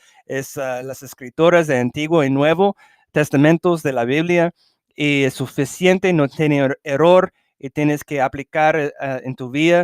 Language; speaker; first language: Spanish; early bilingual, heritage; English